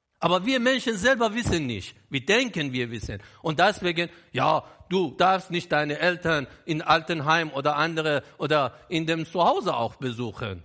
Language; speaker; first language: German; non-native, learner; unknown